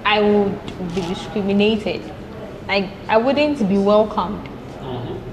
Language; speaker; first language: English; non-native, local second language; Akan